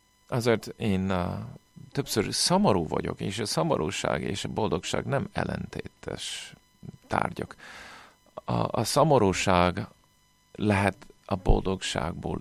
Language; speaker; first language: Hungarian; non-native, fluent; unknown